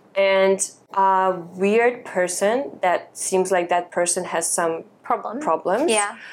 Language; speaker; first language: English; non-native, fluent; Russian